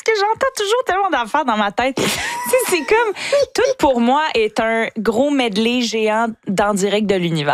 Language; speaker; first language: French; native; French